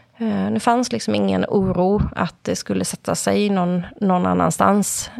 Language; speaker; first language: Swedish; native; Swedish